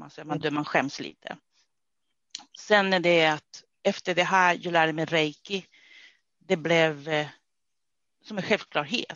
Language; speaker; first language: Swedish; non-native, fluent; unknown